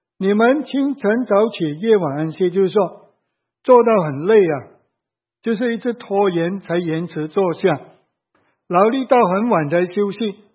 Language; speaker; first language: Chinese; native; Chinese